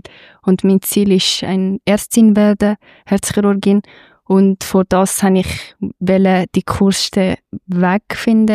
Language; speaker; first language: German; non-native, fluent; Persian